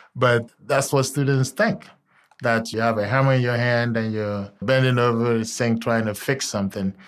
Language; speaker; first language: English; non-native, local second language; Igbo